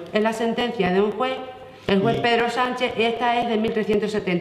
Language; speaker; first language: Spanish; native; Spanish